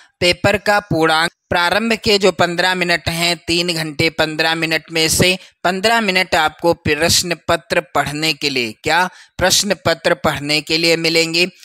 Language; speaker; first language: Hindi; native; Hindi